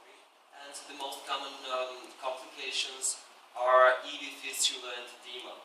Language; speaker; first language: English; non-native, fluent; Bulgarian